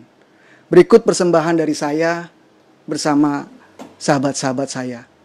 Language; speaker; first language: Indonesian; native; Indonesian